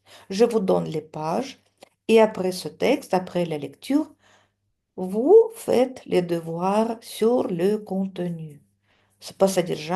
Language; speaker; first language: French; non-native, fluent; Russian